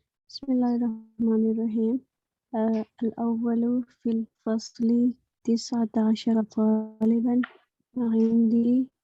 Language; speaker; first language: Arabic; non-native, learner; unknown